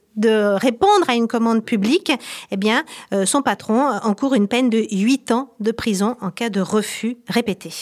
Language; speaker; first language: French; native; French